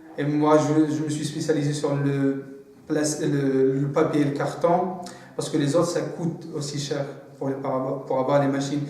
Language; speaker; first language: French; non-native, local second language; Arabic